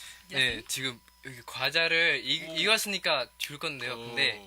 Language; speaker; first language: Korean; non-native, fluent; Indonesian